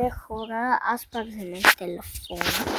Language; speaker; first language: Bulgarian; non-native, local second language; Turkish